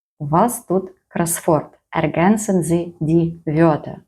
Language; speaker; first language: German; non-native, fluent; Ukrainian